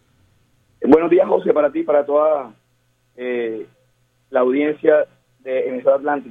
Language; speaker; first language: Spanish; native; Spanish